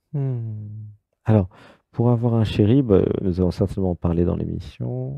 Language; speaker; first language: French; native; French